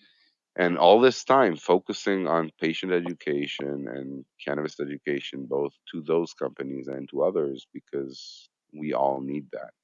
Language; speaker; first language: English; non-native, fluent; Hebrew